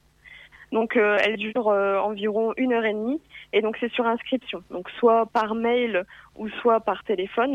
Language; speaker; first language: French; native; French